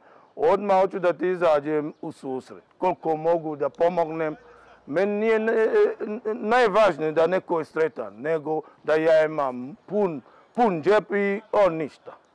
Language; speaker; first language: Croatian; non-native, learner; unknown